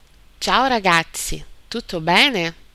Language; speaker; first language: Italian; non-native, fluent; Portuguese